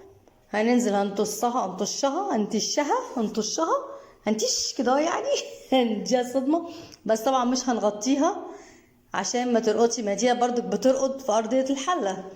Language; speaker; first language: Arabic; native; Arabic